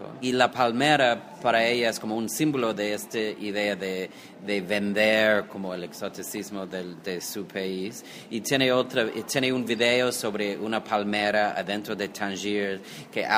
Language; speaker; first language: Spanish; non-native, fluent; English